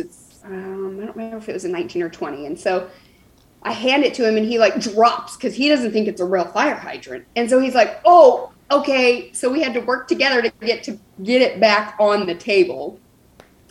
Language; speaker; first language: English; native; English